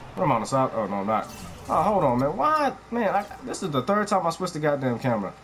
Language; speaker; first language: English; native; English